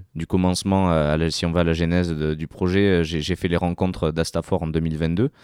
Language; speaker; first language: French; native; French